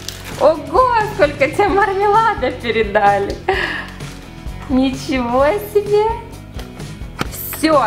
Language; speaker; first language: Russian; native; Russian